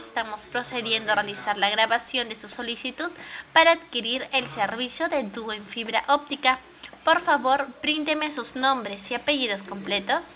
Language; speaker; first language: Spanish; native; Spanish